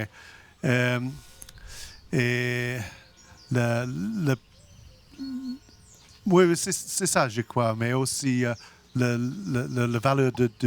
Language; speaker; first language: French; non-native, learner; English